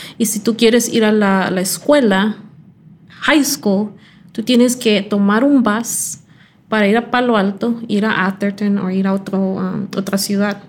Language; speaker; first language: Spanish; early bilingual, heritage; Spanish